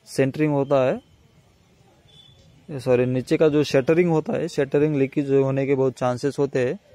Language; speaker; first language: Hindi; non-native, local second language; Marathi